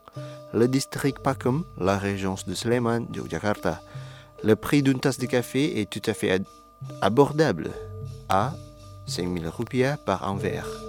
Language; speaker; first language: French; non-native, fluent; Indonesian